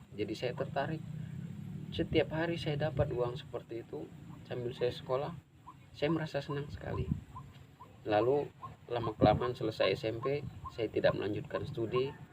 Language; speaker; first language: Indonesian; non-native, local second language; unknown